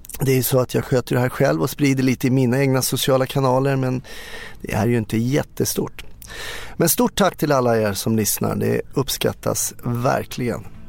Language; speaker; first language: Swedish; native; Swedish